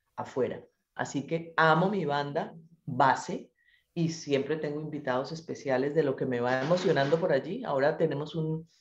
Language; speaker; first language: Spanish; native; Spanish